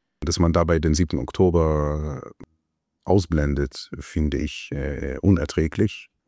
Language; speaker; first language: German; non-native, fluent; Hebrew